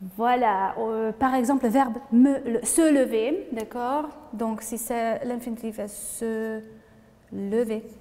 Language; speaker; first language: French; non-native, fluent; Hungarian